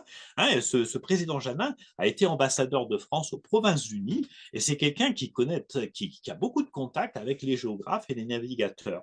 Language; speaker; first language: French; native; French